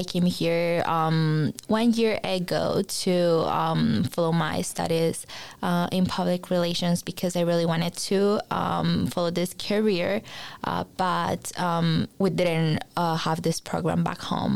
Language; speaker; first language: English; non-native, fluent; Spanish